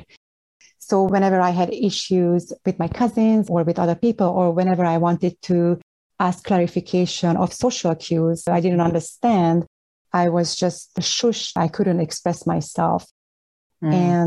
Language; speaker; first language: English; non-native, fluent; Hungarian